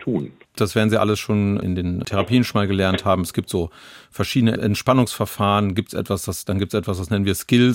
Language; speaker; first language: German; native; German